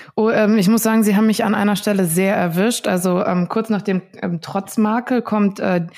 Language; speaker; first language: German; native; German